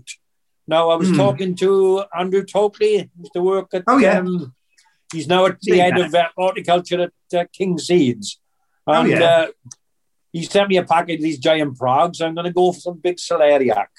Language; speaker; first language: English; native; English